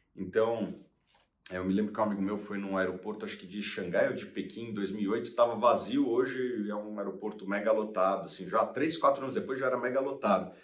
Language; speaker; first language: Portuguese; native; Portuguese